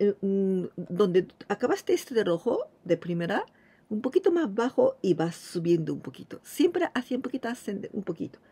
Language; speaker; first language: Spanish; non-native, fluent; Japanese